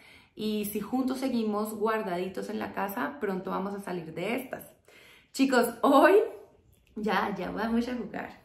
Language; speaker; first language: Spanish; native; Spanish